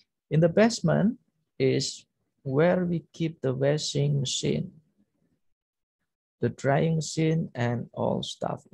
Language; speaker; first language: English; non-native, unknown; Indonesian